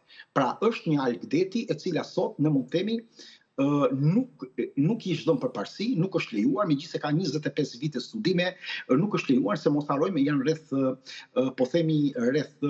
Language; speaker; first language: Albanian; native; Albanian